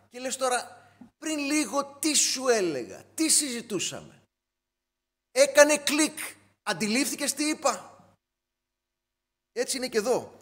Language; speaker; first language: Greek; native; Greek